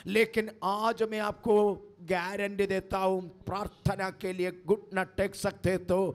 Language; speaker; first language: Hindi; non-native, local second language; Malayalam